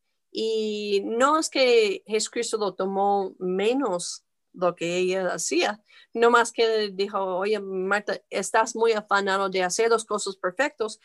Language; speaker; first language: Spanish; non-native, fluent; English